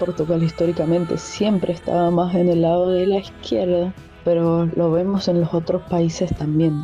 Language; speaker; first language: Spanish; non-native, fluent; German